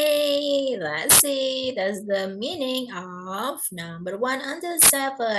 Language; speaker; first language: English; non-native, fluent; Indonesian